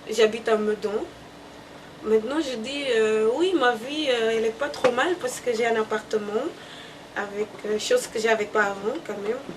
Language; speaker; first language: French; non-native, learner; Portuguese